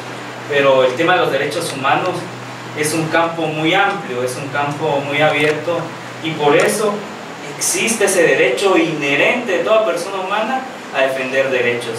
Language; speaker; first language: Spanish; native; Spanish